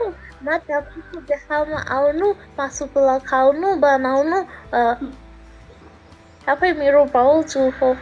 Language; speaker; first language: Nepali; non-native, learner; Hindi